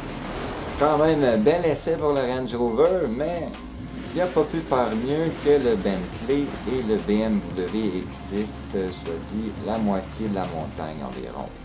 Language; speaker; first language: French; native; French